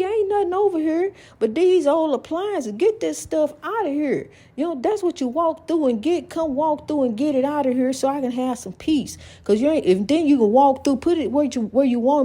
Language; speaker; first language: English; native; English